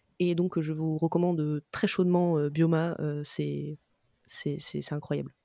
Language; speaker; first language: French; native; French